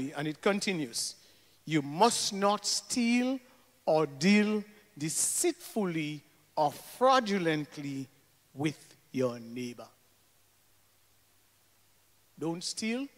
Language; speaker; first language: English; native; English